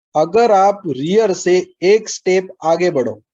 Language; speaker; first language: Hindi; non-native, local second language; Marathi